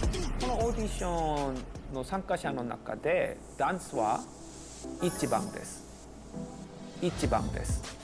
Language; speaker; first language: Japanese; non-native, fluent; Korean